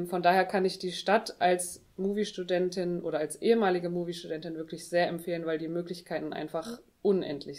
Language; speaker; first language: German; native; German